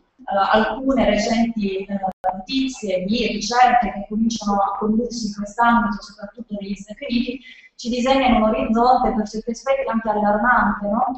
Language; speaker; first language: Italian; native; Italian